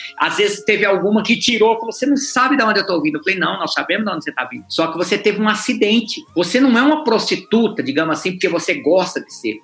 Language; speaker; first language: Portuguese; native; Portuguese